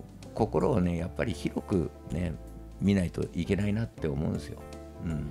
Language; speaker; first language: Japanese; native; Japanese